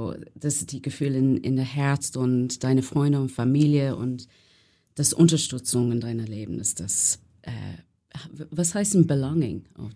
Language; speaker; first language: German; non-native, learner; English